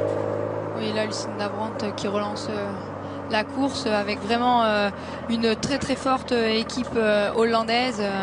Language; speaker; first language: French; native; French